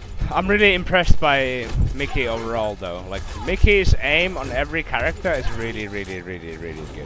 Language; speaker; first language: English; non-native, fluent; Finnish